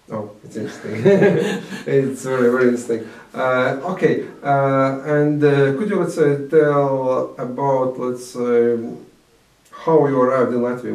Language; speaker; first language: English; non-native, fluent; Latvian